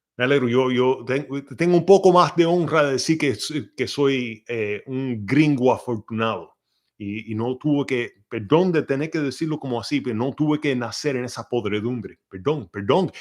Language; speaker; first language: Spanish; early bilingual, heritage; Spanish